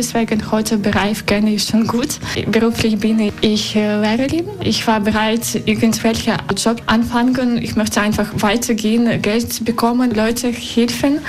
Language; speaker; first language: German; non-native, learner; Russian